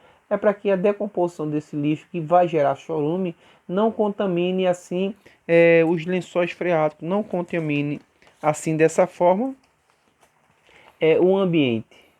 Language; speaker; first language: Portuguese; native; Portuguese